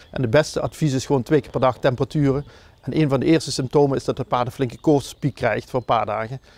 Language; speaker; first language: Dutch; native; Dutch